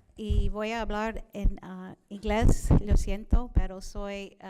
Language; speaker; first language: Spanish; early bilingual, other home language; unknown